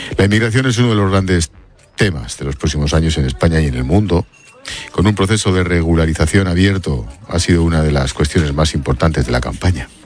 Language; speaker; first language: Spanish; native; Spanish